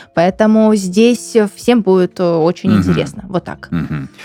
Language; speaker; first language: Russian; native; Russian